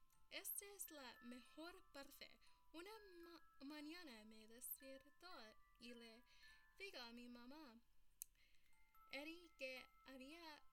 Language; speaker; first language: Spanish; early bilingual, heritage; Spanish